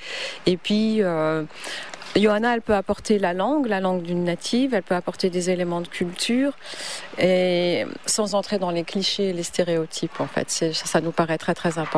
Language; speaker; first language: French; native; French